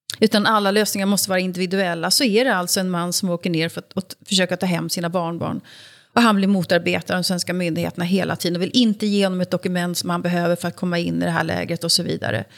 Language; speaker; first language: Swedish; native; Swedish